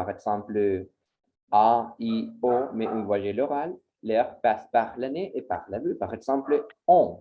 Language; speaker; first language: French; non-native, learner; Spanish